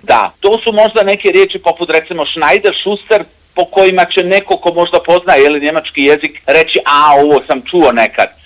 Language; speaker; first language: Bosnian; native; Bosnian